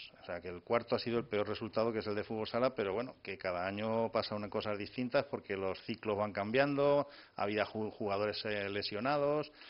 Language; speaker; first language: Spanish; native; Spanish